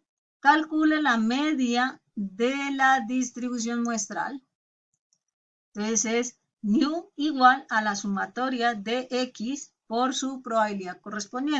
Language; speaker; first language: Spanish; native; Spanish